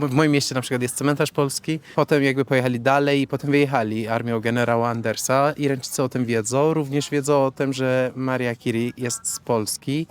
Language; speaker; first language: Polish; non-native, fluent; Persian